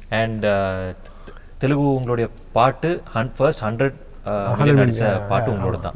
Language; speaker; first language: Tamil; native; Tamil